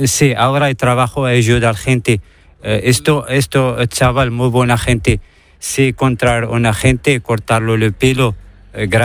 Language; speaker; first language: Spanish; non-native, learner; Arabic